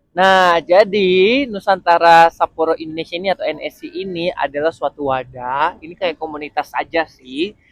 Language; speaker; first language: Indonesian; native; Indonesian